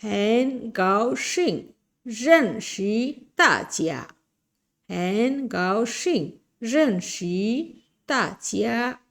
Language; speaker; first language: Chinese; non-native, learner; Bangla